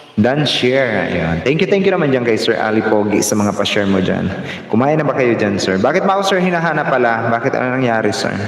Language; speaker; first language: Filipino; non-native, local second language; Bikol